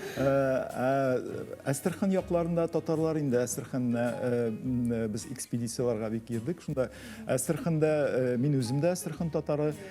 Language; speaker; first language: Tatar; native; Tatar